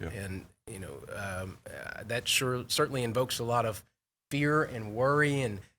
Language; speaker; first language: English; native; English